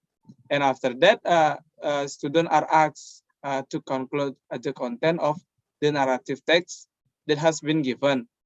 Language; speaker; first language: English; non-native, learner; Indonesian